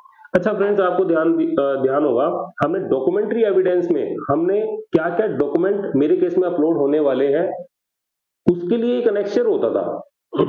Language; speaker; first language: Hindi; native; Hindi